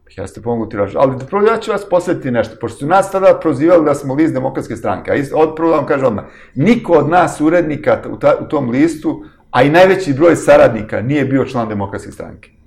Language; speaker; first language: Serbian; native; Serbian